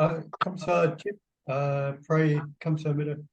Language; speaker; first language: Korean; non-native, learner; English